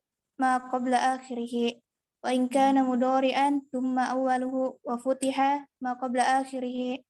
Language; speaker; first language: Arabic; non-native, learner; Indonesian